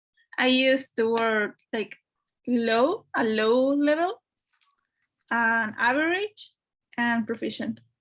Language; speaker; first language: English; non-native, fluent; Spanish